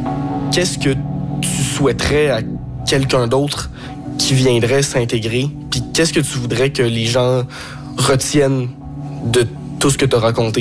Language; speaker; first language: French; native; French